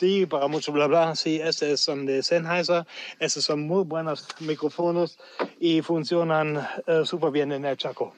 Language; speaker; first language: Spanish; non-native, learner; German